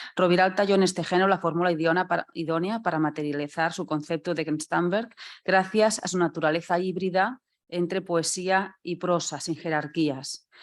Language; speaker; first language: Spanish; non-native, local second language; Catalan